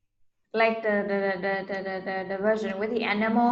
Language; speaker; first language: English; non-native, fluent; Vietnamese